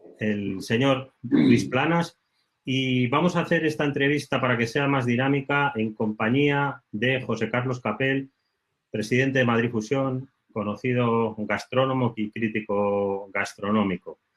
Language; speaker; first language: Spanish; native; Spanish